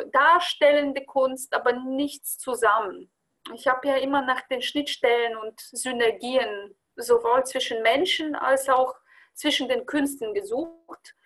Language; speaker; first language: German; non-native, fluent; Bulgarian